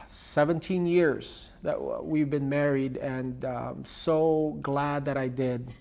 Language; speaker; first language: English; early bilingual, other home language; Filipino